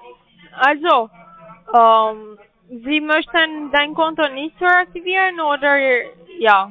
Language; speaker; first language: German; non-native, learner; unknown